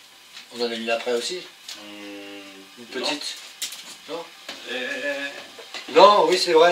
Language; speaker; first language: French; native; French